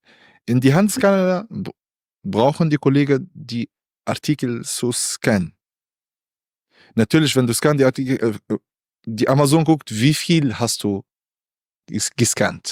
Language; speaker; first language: German; non-native, learner; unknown